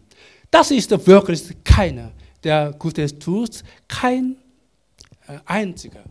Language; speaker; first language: German; non-native, learner; Korean